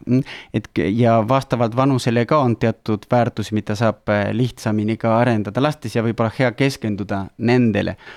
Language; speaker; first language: Estonian; non-native, fluent; Spanish